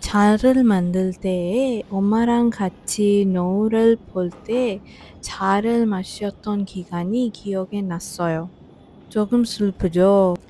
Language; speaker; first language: Korean; non-native, fluent; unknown